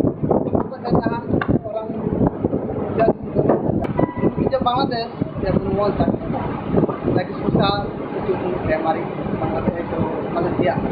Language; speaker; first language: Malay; non-native, learner; Bangla